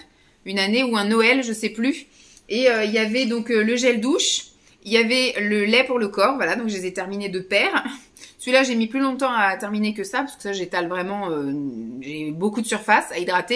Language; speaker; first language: French; native; French